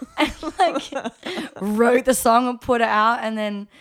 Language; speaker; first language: English; early bilingual, other home language; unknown